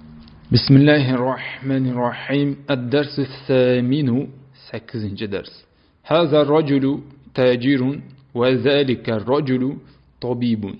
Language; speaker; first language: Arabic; non-native, fluent; Uzbek